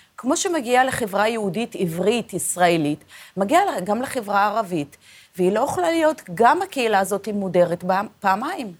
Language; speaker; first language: Hebrew; non-native, local second language; Arabic